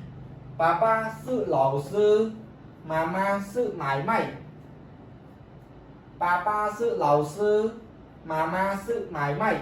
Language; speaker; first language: Chinese; non-native, fluent; Khmer